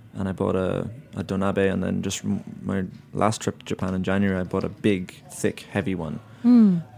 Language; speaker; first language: English; native; English